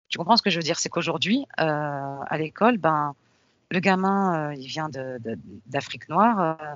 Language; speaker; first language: French; early bilingual, other home language; Arabic